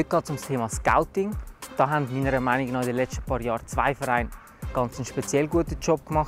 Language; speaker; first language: German; native; German